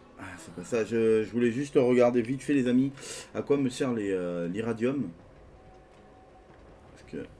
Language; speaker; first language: French; native; French